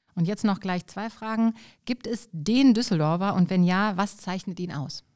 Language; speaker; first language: German; native; German